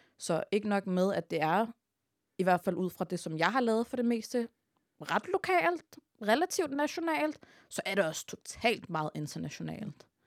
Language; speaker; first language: Danish; early bilingual, other home language; Arabic